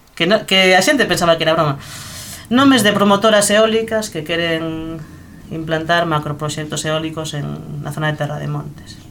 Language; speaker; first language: Galician; native; Galician